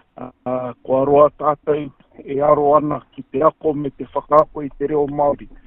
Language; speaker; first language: Māori; native; Māori